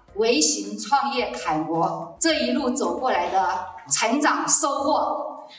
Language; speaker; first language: Chinese; native; Chinese